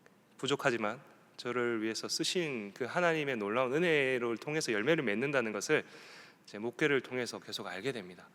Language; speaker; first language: Korean; native; Korean